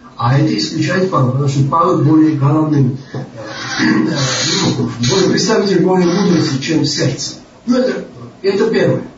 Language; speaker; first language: Russian; non-native, local second language; Georgian